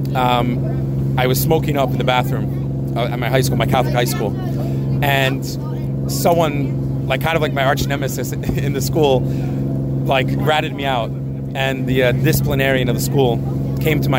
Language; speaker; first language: English; native; English